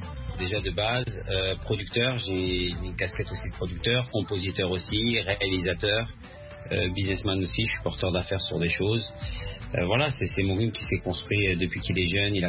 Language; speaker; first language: French; early bilingual, other home language; Arabic